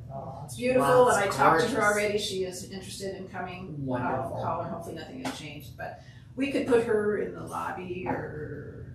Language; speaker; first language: English; native; English